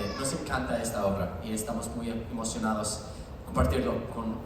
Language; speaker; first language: Spanish; non-native, learner; English